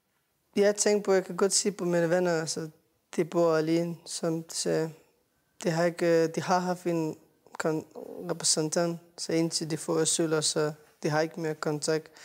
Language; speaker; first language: Danish; non-native, learner; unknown